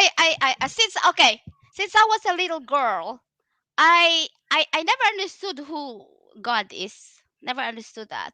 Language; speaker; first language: English; non-native, local second language; Filipino